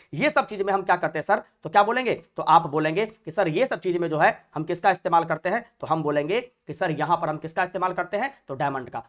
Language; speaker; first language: Hindi; native; Hindi